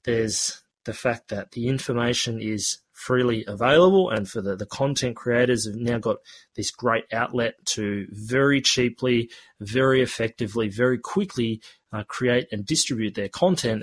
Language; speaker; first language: English; native; English